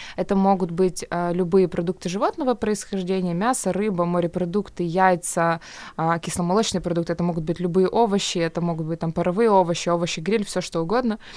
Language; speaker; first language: Russian; native; Russian